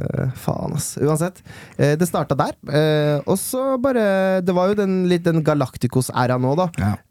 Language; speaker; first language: Norwegian; early bilingual, other home language; Persian